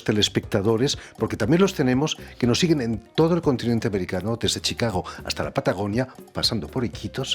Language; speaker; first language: Spanish; native; Spanish